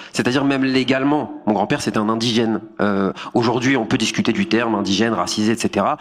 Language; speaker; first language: French; native; French